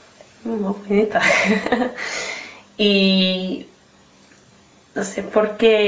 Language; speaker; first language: Spanish; non-native, learner; English